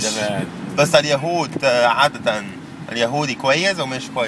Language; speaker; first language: Arabic; non-native, learner; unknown